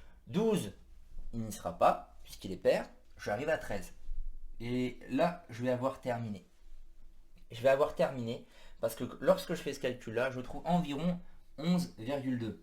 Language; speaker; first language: French; native; French